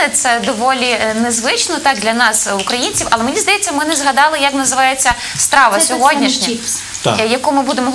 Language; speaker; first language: Ukrainian; native; Ukrainian